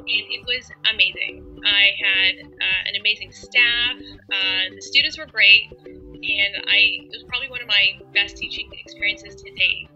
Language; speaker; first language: English; native; English